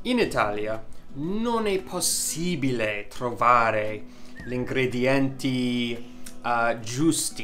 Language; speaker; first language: Italian; non-native, learner; English